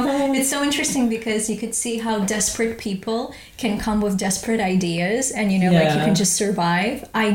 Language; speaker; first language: English; non-native, fluent; Russian